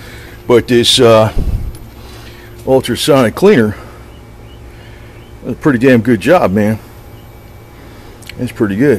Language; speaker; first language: English; native; English